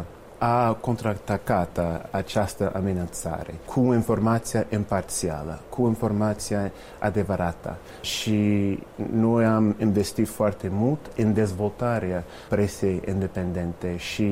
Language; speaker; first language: Romanian; non-native, fluent; English